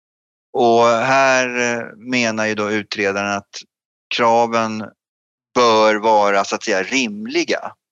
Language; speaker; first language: Swedish; native; Swedish